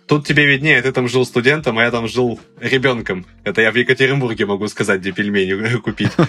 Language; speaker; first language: Russian; native; Russian